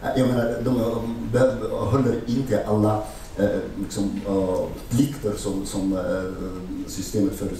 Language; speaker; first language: Swedish; non-native, fluent; Arabic